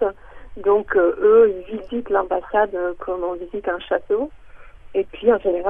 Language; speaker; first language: French; non-native, fluent; Czech